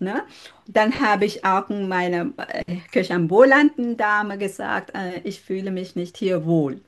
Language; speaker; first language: German; non-native, learner; Sinhala